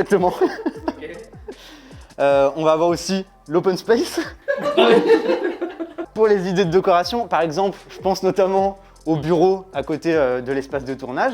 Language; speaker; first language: French; native; French